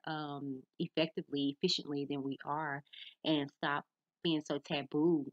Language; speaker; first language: English; native; English